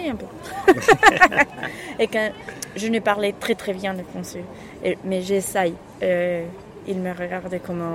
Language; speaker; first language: French; non-native, learner; Spanish